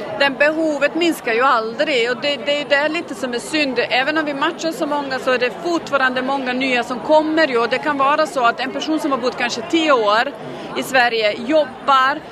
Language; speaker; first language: Swedish; non-native, fluent; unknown